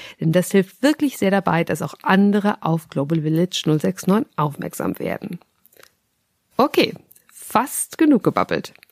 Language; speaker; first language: German; native; German